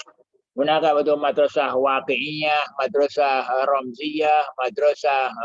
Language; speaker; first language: Arabic; non-native, fluent; Indonesian